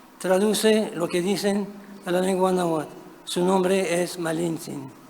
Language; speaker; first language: Spanish; non-native, fluent; French